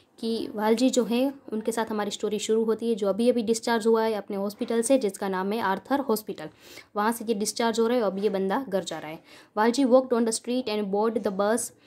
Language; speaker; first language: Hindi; non-native, local second language; Gujarati